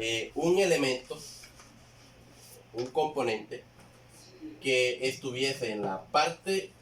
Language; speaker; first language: Spanish; native; Spanish